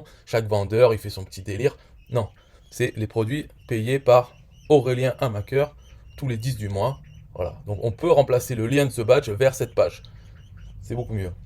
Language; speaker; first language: French; native; French